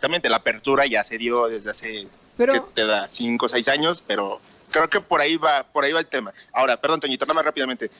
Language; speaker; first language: Spanish; native; Spanish